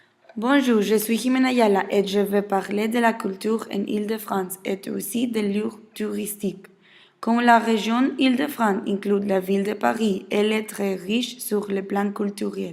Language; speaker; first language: French; non-native, learner; Spanish